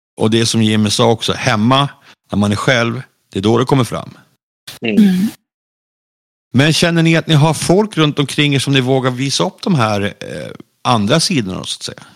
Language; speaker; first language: Swedish; native; Swedish